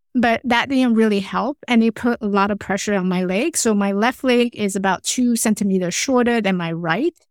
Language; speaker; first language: English; non-native, fluent; Chinese